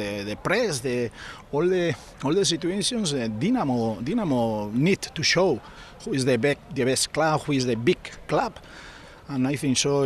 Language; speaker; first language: English; non-native, learner; Spanish